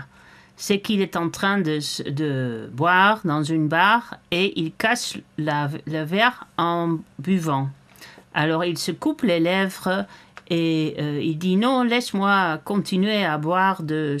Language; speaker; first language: French; non-native, fluent; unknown